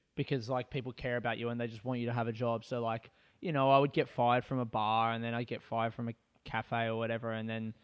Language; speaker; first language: English; native; English